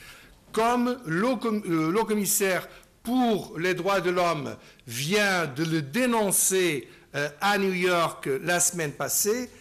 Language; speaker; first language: French; non-native, fluent; Portuguese